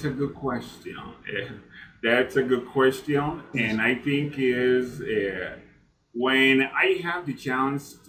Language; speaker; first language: English; non-native, fluent; Spanish